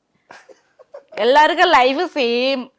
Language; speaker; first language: Malayalam; non-native, learner; Nepali